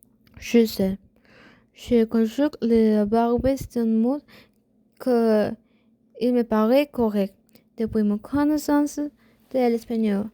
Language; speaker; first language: French; non-native, learner; Spanish